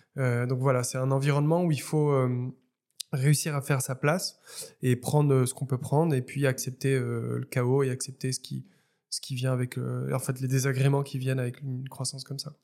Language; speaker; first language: French; non-native, local second language; Arabic